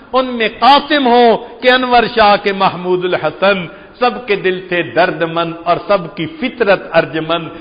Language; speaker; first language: Urdu; non-native, local second language; Punjabi